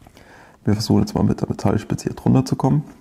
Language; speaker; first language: German; native; German